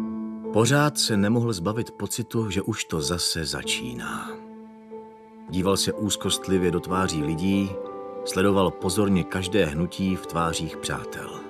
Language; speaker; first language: Czech; native; Czech